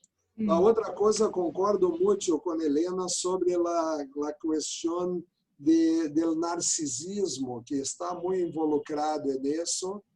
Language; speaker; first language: Spanish; non-native, learner; Portuguese